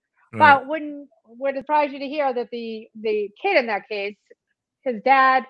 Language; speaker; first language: English; native; English